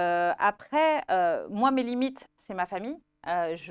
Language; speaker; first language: French; native; French